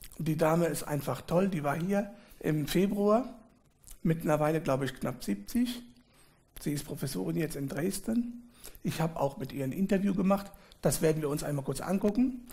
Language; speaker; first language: German; early bilingual, other home language; Arabic